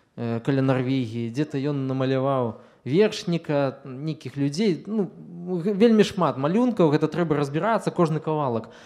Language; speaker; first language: Russian; non-native, local second language; Belarusian